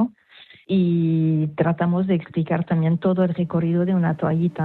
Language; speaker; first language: Spanish; non-native, fluent; French